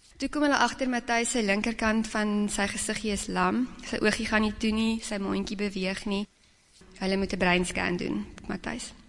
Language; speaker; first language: Afrikaans; native; Afrikaans